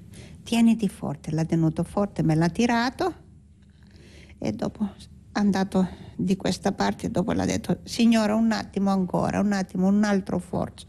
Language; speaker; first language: Italian; non-native, learner; Greek